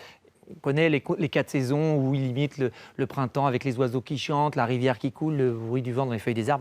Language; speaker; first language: French; native; French